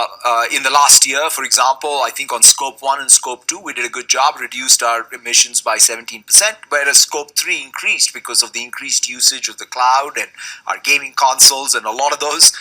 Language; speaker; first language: English; non-native, local second language; Telugu